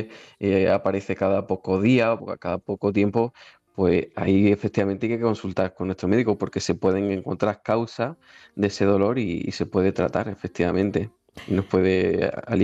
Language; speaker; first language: Spanish; native; Spanish